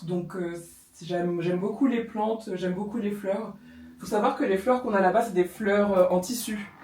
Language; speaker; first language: French; native; French